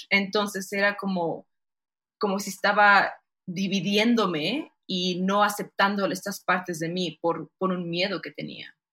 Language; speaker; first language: Spanish; early bilingual, heritage; Spanish